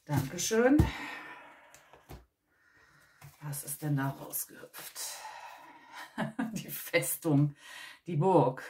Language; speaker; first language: German; native; German